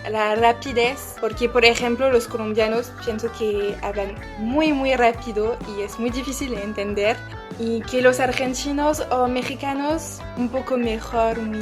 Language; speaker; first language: Spanish; non-native, learner; French